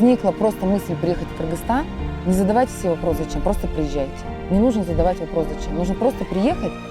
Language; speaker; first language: Russian; native; Russian